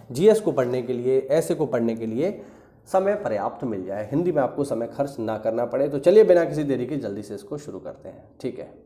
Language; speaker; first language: Hindi; native; Hindi